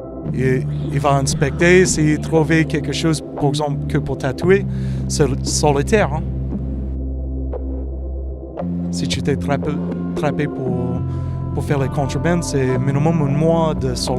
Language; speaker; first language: French; non-native, learner; English